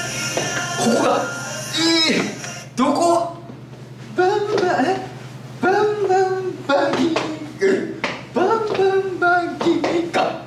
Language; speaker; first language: Japanese; native; Japanese